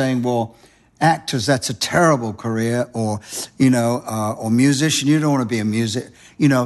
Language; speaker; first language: English; native; English